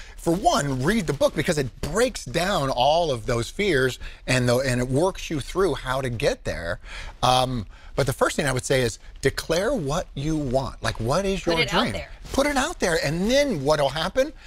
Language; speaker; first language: English; native; English